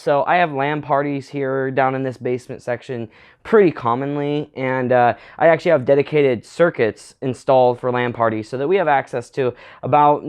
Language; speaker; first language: English; native; English